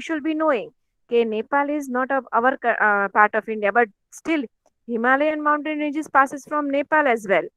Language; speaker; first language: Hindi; non-native, local second language; Gujarati